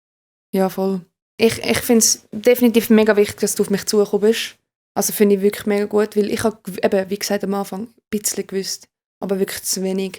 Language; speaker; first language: German; native; German